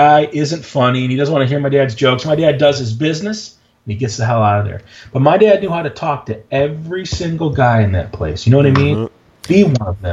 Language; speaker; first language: English; native; English